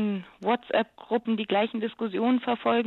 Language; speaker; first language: German; native; German